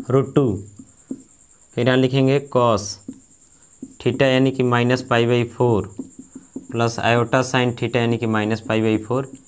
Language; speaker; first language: Hindi; native; Hindi